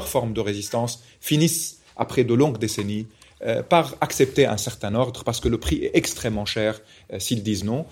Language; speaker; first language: French; non-native, local second language; Arabic